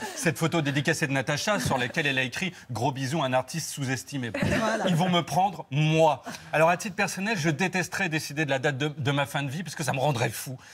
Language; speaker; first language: French; native; French